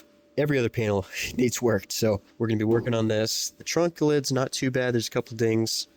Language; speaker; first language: English; native; English